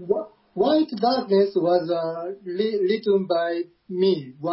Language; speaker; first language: English; non-native, learner; Japanese